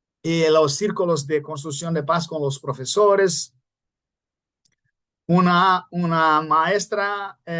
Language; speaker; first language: Spanish; non-native, fluent; Portuguese